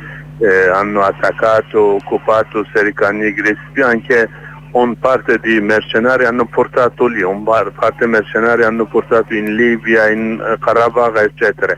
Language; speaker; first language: Italian; non-native, learner; Kurdish